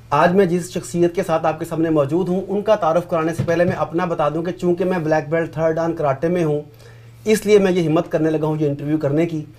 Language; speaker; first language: Urdu; native; Urdu